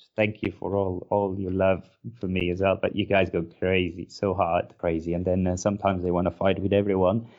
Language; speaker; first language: English; non-native, fluent; Portuguese